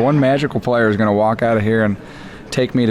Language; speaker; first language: English; native; English